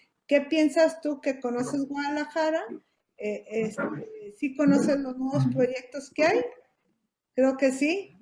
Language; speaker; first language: Spanish; native; Spanish